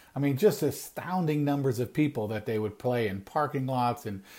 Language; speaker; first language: English; native; English